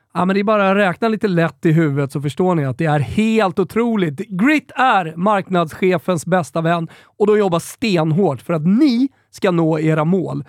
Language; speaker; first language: Swedish; native; Swedish